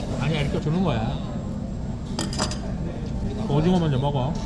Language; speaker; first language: Korean; native; Korean